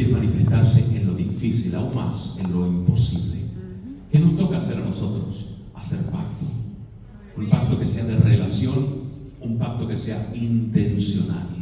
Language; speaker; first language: Spanish; native; Spanish